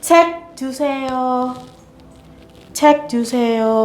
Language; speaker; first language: Korean; non-native, fluent; Indonesian